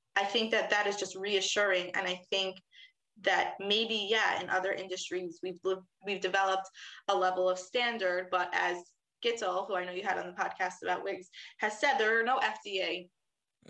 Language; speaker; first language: English; native; English